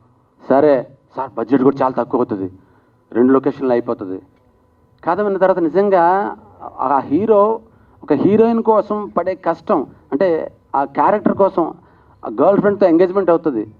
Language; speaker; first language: Telugu; native; Telugu